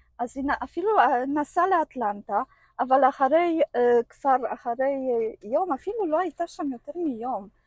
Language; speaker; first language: Hebrew; non-native, fluent; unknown